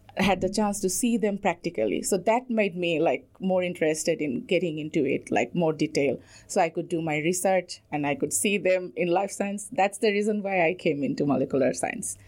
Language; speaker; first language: English; non-native, local second language; Bangla